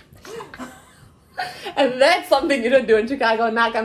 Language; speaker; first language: English; early bilingual, other home language; Arabic